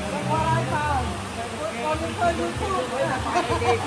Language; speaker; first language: English; non-native, learner; Vietnamese